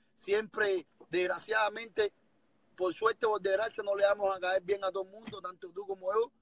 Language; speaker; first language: Spanish; native; Spanish